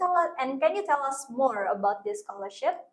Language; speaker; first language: English; non-native, fluent; Indonesian